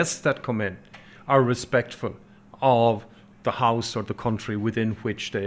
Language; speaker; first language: English; non-native, local second language; Irish